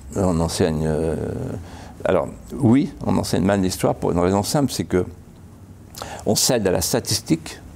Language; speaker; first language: French; native; French